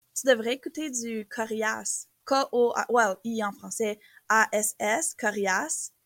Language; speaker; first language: French; native; French